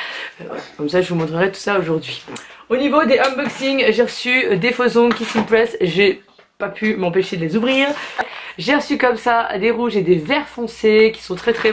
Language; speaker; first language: French; native; French